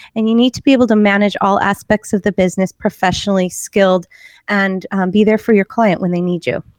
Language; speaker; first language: English; native; English